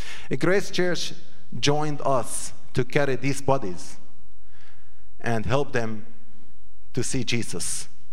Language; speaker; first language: English; non-native, fluent; Arabic